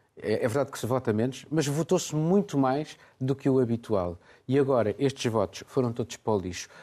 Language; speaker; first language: Portuguese; native; Portuguese